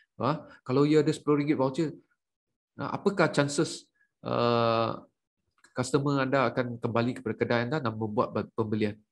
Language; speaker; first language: Malay; native; Malay